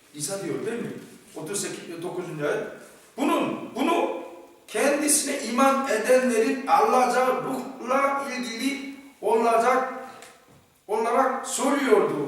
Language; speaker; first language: Turkish; non-native, fluent; Korean